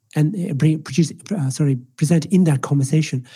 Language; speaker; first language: English; non-native, local second language; Swahili